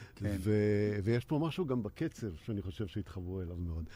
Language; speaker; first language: Hebrew; native; Hebrew